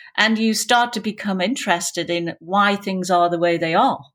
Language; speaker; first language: English; native; English